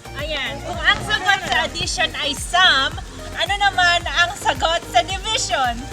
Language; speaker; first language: Filipino; native; Filipino